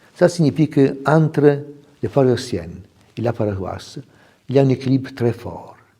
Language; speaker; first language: French; non-native, fluent; Italian